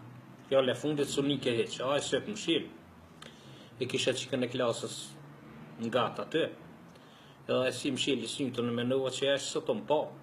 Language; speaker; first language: Albanian; native; Albanian